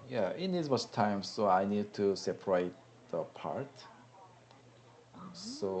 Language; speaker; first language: English; non-native, learner; Korean